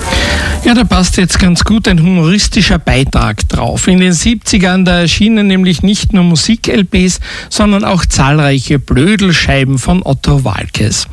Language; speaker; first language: German; native; German